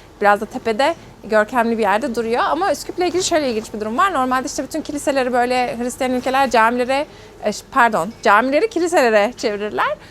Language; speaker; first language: Turkish; native; Turkish